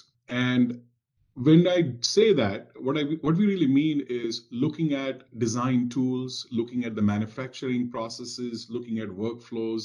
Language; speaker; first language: English; non-native, local second language; Marathi